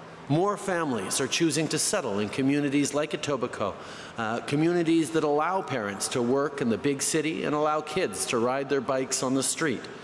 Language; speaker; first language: English; early bilingual, other home language; French